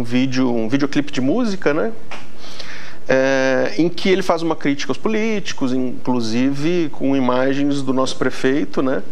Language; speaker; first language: Portuguese; native; Portuguese